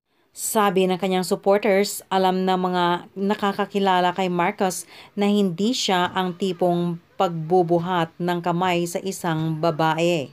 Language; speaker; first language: Filipino; native; Filipino